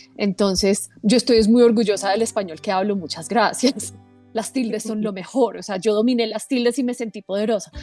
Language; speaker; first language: Spanish; early bilingual, other home language; English